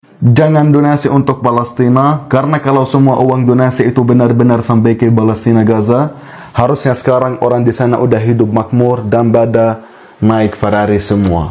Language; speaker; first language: Indonesian; non-native, fluent; Arabic